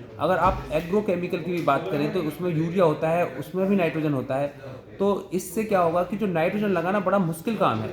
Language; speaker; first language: Hindi; native; Hindi